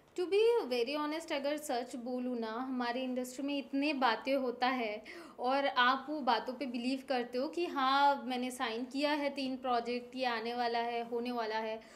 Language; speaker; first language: Hindi; non-native, local second language; Bangla